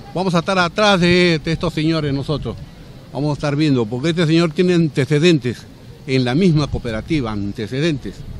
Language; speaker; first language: Spanish; native; Spanish